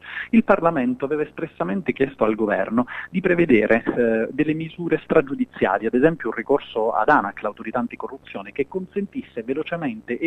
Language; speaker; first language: Italian; native; Italian